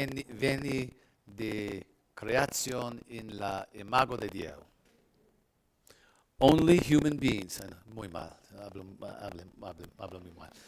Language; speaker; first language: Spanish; non-native, learner; English